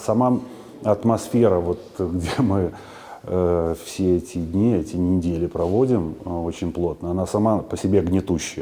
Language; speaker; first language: Russian; native; Russian